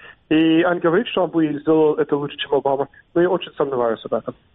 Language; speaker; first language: Russian; non-native, fluent; English